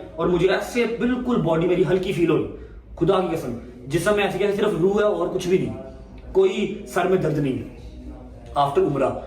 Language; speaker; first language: Urdu; non-native, local second language; Punjabi